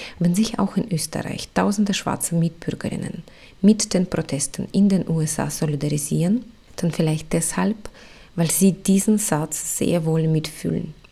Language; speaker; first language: German; non-native, fluent; Russian